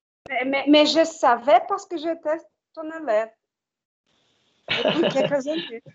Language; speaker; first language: French; non-native, learner; Portuguese